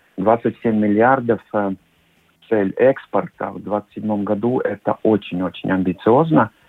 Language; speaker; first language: Russian; non-native, local second language; Latvian